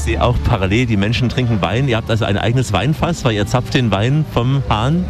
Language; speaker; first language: German; native; German